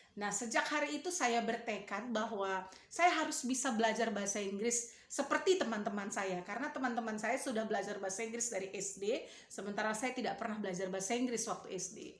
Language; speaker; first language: Indonesian; native; Indonesian